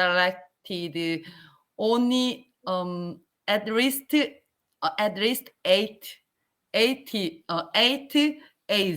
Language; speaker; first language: English; non-native, learner; Korean